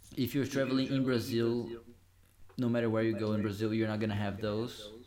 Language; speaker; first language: English; non-native, fluent; Portuguese